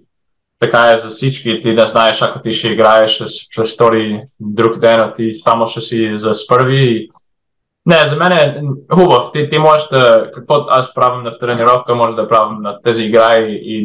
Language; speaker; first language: Bulgarian; early bilingual, heritage; English